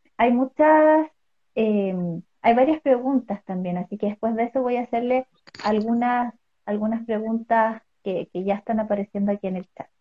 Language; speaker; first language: Spanish; native; Spanish